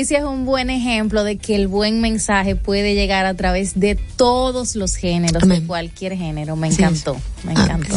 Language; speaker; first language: Spanish; native; Spanish